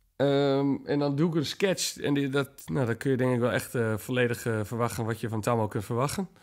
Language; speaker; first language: Dutch; native; Dutch